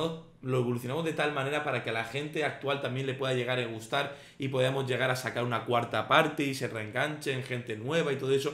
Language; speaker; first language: Spanish; native; Spanish